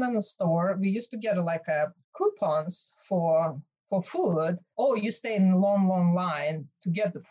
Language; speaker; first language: English; non-native, fluent; Russian